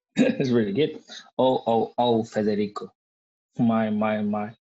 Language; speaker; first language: English; non-native, fluent; Spanish